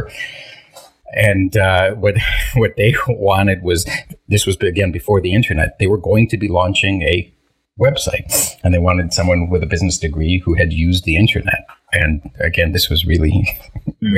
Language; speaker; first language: English; early bilingual, other home language; Hebrew